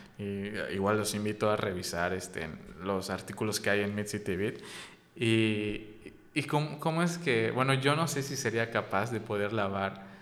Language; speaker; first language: Spanish; native; Spanish